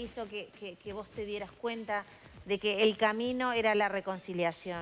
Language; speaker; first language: Spanish; native; Spanish